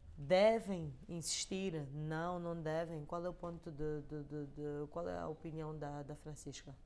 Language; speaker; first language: Portuguese; native; Portuguese